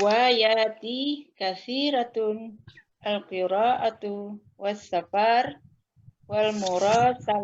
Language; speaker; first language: Arabic; non-native, learner; Indonesian